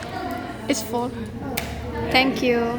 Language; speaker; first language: English; non-native, learner; Indonesian